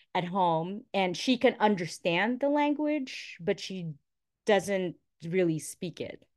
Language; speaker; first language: English; non-native, local second language; Filipino